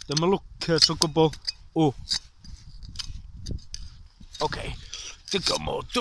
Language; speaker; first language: Welsh; non-native, learner; English